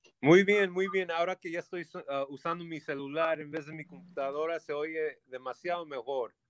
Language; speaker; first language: Spanish; early bilingual, heritage; Spanish